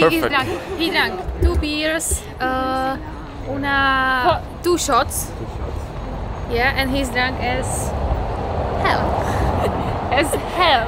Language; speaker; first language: English; non-native, learner; Czech